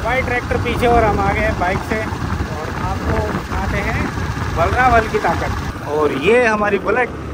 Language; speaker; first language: Hindi; native; Hindi